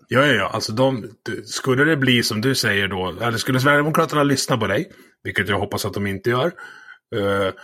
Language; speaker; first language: Swedish; native; Swedish